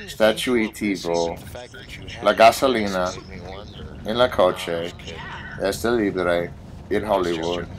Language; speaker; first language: Spanish; non-native, learner; English